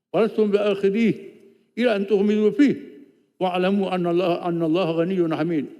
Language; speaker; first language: Malay; native; Malay